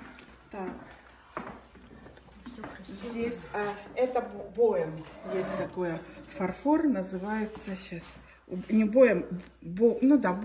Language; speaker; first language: Russian; native; Russian